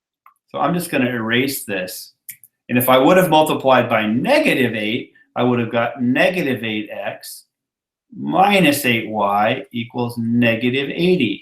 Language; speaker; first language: English; native; English